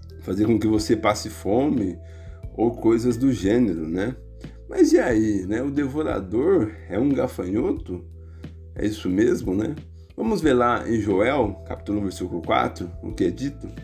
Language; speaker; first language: Portuguese; native; Portuguese